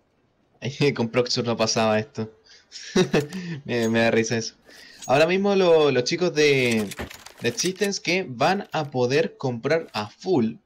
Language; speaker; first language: Spanish; native; Spanish